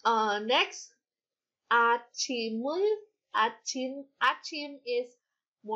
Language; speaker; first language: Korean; non-native, fluent; Filipino